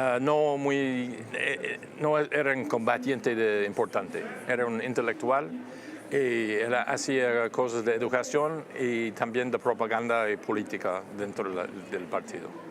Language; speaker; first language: Spanish; non-native, fluent; English